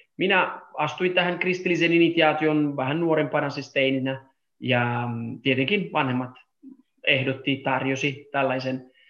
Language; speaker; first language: Finnish; non-native, fluent; Italian